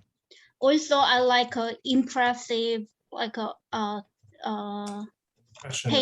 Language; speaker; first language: English; non-native, fluent; Korean